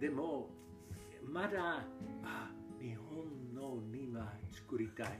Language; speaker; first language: Japanese; non-native, learner; Dutch